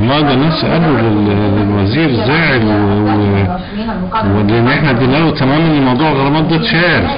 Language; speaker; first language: Arabic; native; Arabic